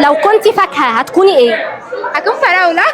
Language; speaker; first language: Arabic; native; Arabic